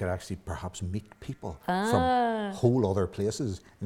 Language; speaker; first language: English; native; English